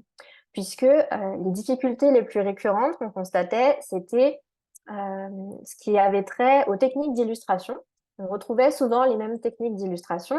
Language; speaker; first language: French; native; French